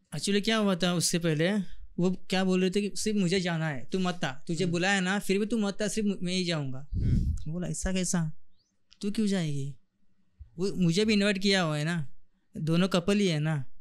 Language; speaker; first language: Hindi; non-native, local second language; Telugu